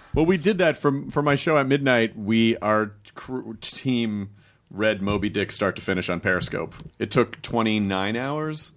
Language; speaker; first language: English; native; English